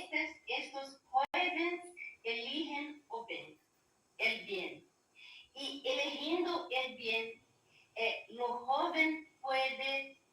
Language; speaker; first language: Spanish; non-native, learner; Portuguese